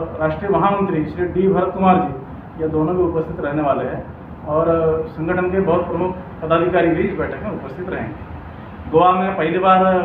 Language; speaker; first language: Hindi; non-native, local second language; Marathi